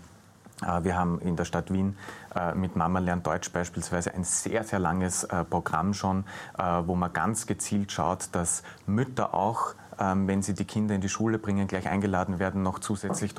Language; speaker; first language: German; native; German